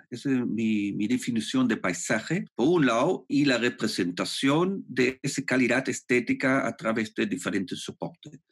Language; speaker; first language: Spanish; non-native, fluent; German